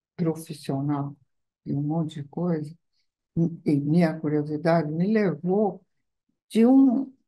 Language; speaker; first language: Portuguese; non-native, fluent; Italian